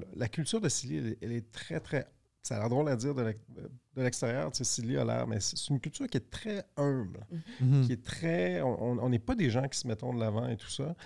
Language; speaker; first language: French; native; French